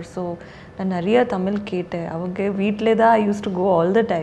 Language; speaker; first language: Tamil; non-native, learner; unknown